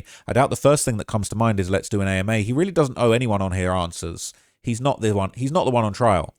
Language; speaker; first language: English; native; English